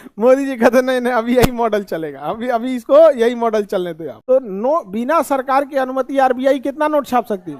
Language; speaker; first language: Hindi; native; Hindi